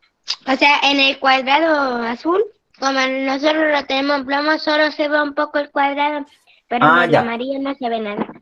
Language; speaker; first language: Spanish; native; Spanish